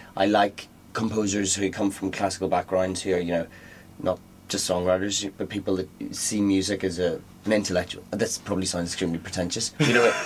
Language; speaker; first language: English; native; English